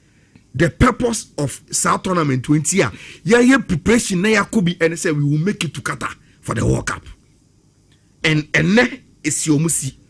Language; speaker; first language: English; non-native, local second language; Akan